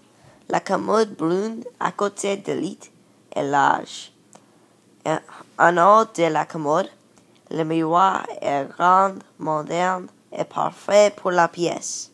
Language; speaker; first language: French; non-native, learner; English